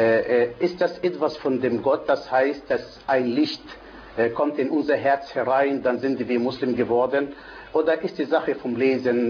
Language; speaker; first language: German; non-native, fluent; Arabic